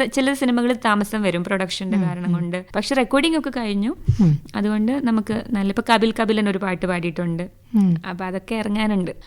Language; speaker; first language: Malayalam; native; Malayalam